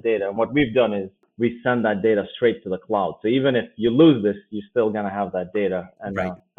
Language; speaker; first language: English; non-native, fluent; Albanian